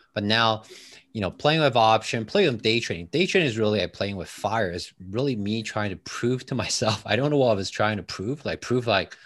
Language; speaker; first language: English; non-native, fluent; Chinese